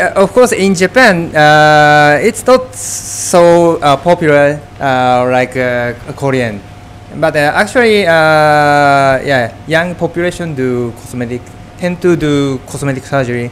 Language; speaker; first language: English; non-native, fluent; Japanese